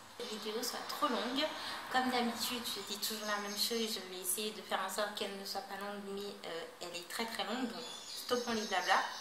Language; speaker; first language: French; native; French